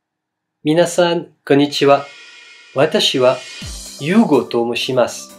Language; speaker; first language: Japanese; non-native, fluent; French